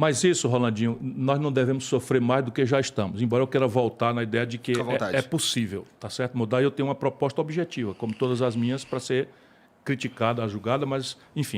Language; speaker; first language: Portuguese; native; Portuguese